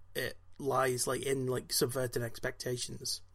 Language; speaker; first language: English; native; English